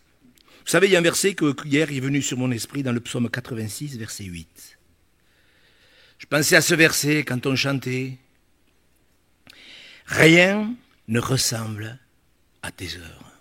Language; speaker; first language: French; native; French